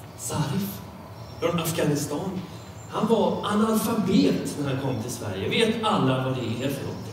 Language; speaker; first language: Swedish; native; Swedish